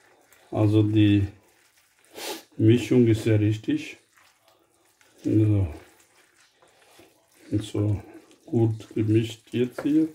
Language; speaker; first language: German; non-native, fluent; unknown